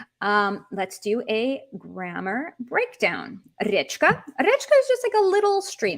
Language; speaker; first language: English; native; English